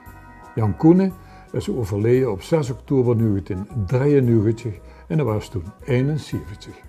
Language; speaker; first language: Dutch; native; Dutch